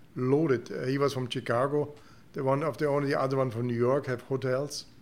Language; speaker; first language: English; non-native, fluent; German